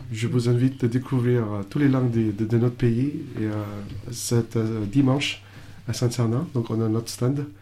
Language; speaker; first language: French; non-native, fluent; Hiligaynon